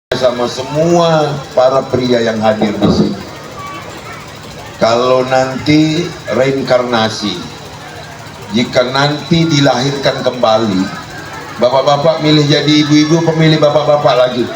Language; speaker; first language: Indonesian; non-native, local second language; Javanese